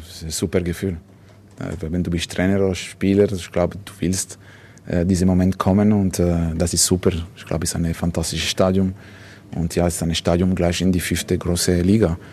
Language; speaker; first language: German; non-native, learner; French